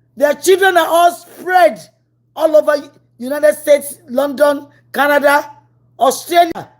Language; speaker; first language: English; non-native, local second language; Yoruba